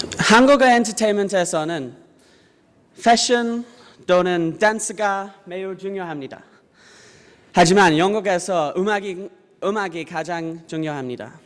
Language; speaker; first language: Korean; non-native, fluent; English